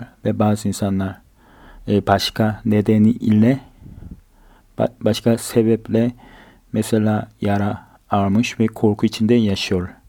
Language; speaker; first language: Turkish; non-native, fluent; Korean